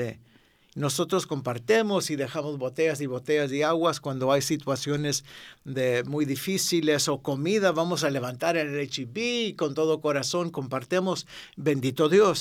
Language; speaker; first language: Spanish; early bilingual, heritage; Spanish